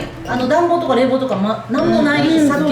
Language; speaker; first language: Japanese; native; Japanese